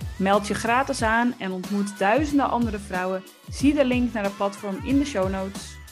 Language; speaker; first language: Dutch; native; Dutch